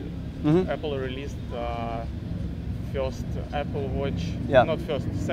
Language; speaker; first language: English; non-native, learner; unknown